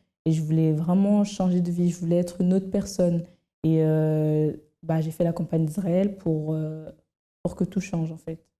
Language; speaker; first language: French; native; French